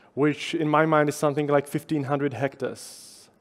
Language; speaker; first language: English; non-native, fluent; Czech